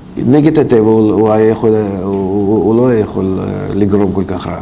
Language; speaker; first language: Hebrew; non-native, fluent; Russian